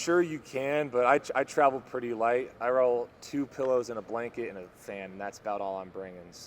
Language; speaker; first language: English; native; English